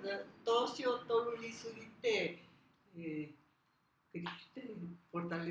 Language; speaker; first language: Japanese; non-native, learner; Spanish